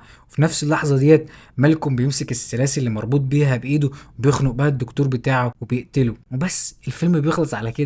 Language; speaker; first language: Arabic; native; Arabic